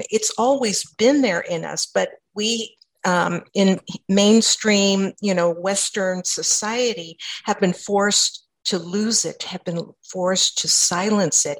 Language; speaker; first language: English; native; English